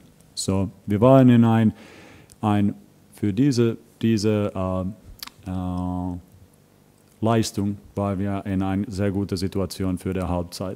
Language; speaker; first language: German; non-native, fluent; Finnish